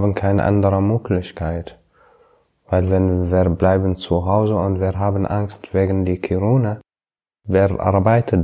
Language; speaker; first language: German; non-native, learner; Arabic